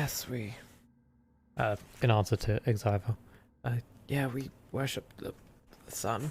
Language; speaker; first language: English; native; English